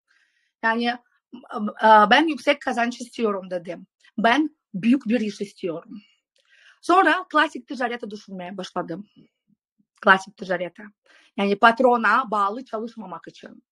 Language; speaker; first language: Turkish; non-native, fluent; Russian